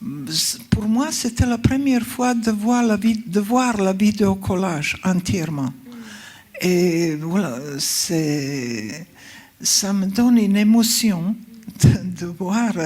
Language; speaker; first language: French; non-native, fluent; Croatian